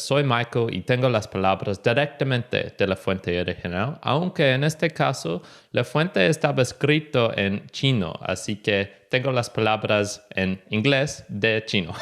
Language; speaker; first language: Spanish; non-native, fluent; English